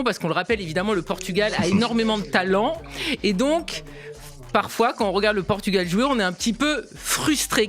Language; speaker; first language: French; native; French